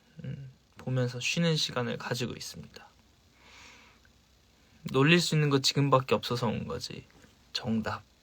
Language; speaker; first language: Korean; native; Korean